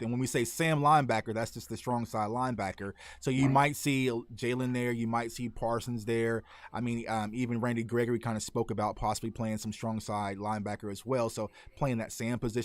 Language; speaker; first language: English; native; English